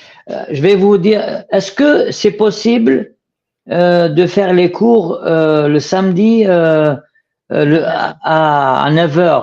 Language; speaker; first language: French; non-native, learner; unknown